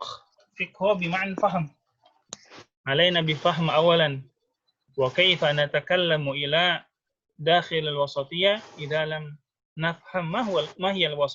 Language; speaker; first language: Arabic; non-native, fluent; Indonesian